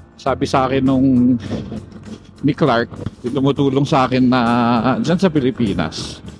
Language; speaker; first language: Filipino; native; Filipino